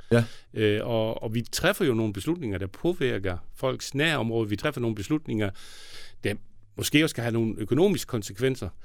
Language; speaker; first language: Danish; native; Danish